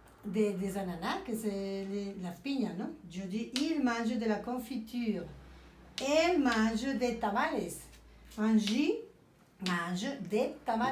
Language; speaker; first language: French; non-native, fluent; Spanish